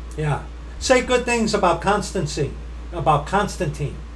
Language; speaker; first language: English; native; English